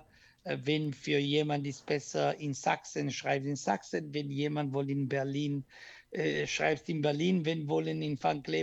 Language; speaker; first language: German; non-native, learner; Italian